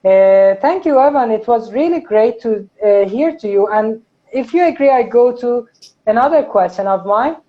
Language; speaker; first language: English; non-native, fluent; Persian